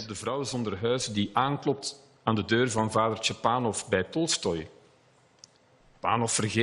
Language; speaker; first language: Dutch; native; Dutch